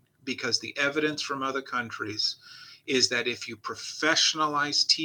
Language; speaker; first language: English; native; English